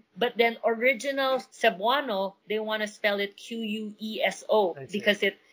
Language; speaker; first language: English; non-native, local second language; Min Nan Chinese